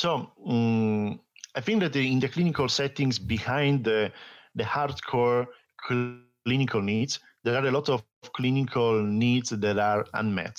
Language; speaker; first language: English; non-native, fluent; Italian